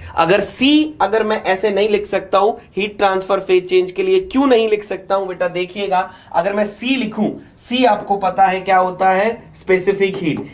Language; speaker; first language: Hindi; native; Hindi